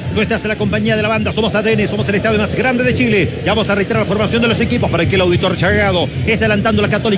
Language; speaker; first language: Spanish; native; Spanish